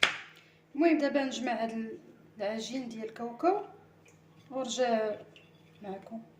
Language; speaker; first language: Arabic; native; Arabic